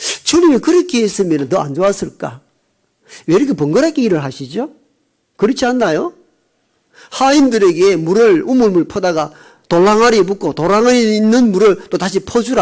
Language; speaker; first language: Korean; native; Korean